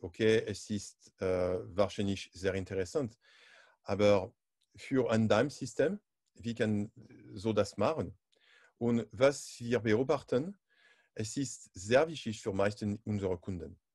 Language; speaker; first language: German; non-native, learner; French